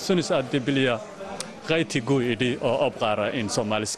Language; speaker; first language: Danish; non-native, fluent; Somali